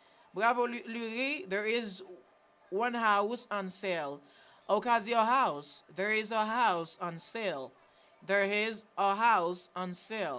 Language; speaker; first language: English; non-native, fluent; Haitian Creole